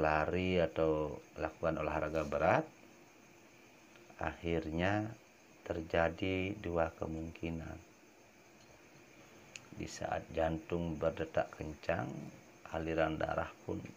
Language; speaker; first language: Indonesian; native; Indonesian